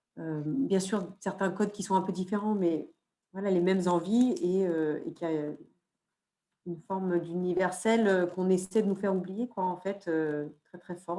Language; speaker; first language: French; native; French